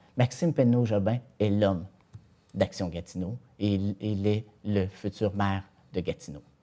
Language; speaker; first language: French; native; French